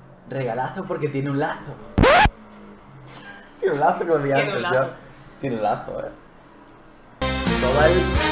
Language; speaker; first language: Spanish; native; Spanish